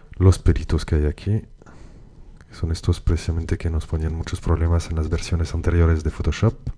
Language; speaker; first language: Spanish; native; Spanish